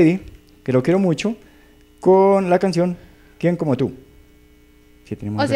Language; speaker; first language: Spanish; native; Spanish